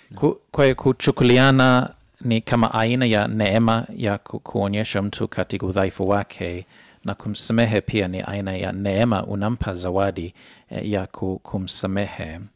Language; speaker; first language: Swahili; non-native, fluent; English